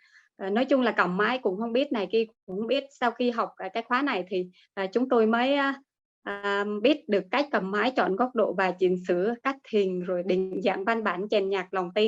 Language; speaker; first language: Vietnamese; native; Vietnamese